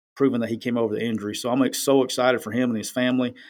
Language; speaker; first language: English; native; English